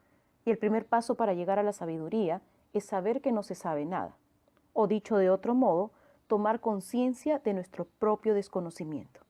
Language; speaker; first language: Spanish; native; Spanish